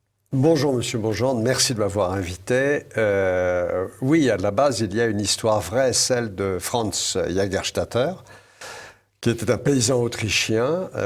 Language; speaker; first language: French; native; French